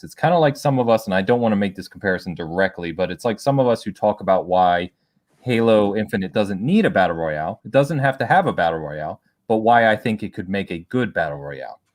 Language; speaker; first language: English; native; English